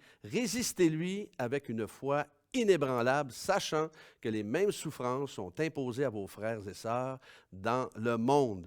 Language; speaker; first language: French; native; French